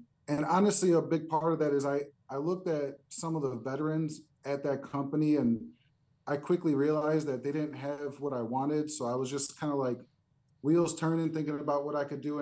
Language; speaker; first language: English; native; English